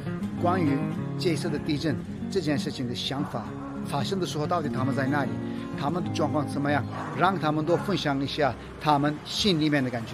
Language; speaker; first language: Chinese; non-native, fluent; Turkish